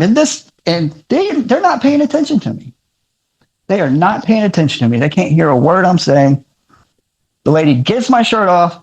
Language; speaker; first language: English; native; English